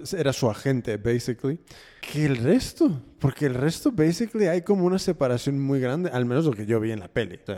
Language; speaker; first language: Spanish; early bilingual, heritage; Spanish